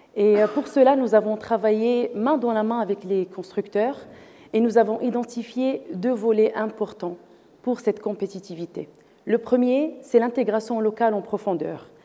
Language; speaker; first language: French; non-native, local second language; Arabic